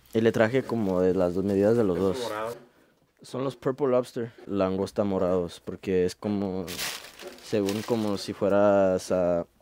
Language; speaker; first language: Spanish; early bilingual, heritage; Spanish